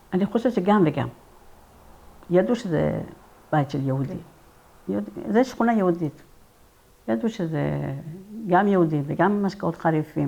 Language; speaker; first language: Hebrew; non-native, fluent; Persian